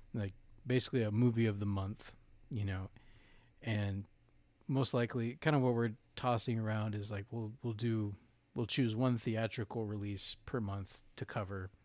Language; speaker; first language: English; native; English